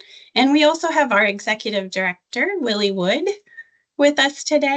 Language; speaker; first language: English; native; English